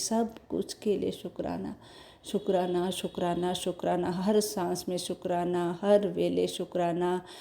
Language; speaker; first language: Hindi; non-native, local second language; Odia